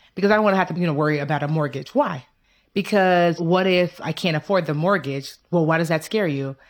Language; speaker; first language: English; early bilingual, other home language; Yoruba